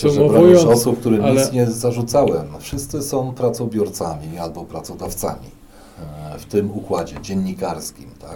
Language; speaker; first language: Polish; native; Polish